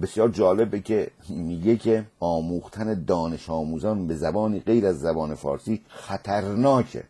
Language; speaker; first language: Persian; non-native, local second language; Azerbaijani